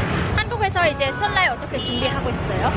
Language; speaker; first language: Korean; non-native, learner; Vietnamese